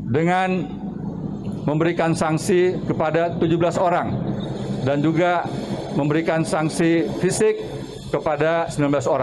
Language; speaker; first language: Indonesian; native; Indonesian